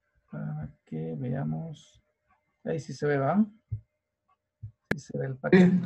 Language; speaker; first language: Spanish; native; Spanish